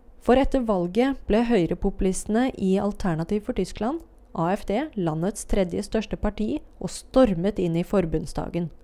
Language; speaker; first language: Norwegian; native; Norwegian